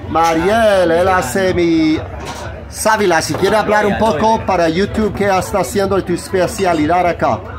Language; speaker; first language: Spanish; non-native, learner; English